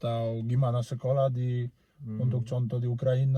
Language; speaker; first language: Indonesian; non-native, learner; Polish